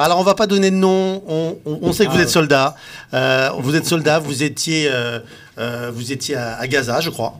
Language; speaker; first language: French; native; French